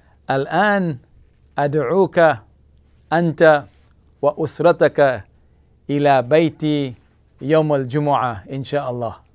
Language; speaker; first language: Arabic; non-native, fluent; English